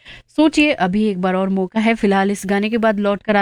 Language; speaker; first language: Hindi; native; Hindi